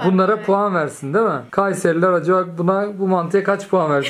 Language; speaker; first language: Turkish; native; Turkish